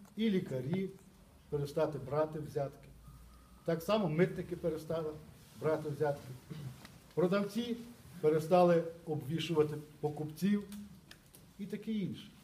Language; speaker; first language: Ukrainian; native; Ukrainian